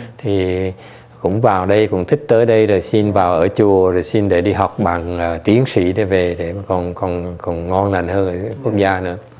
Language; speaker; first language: Vietnamese; early bilingual, other home language; English